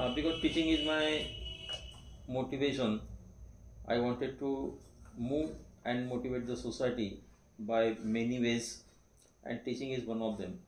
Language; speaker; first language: English; non-native, local second language; Marathi